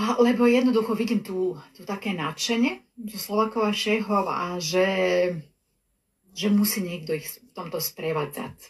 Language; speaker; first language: Slovak; non-native, fluent; Croatian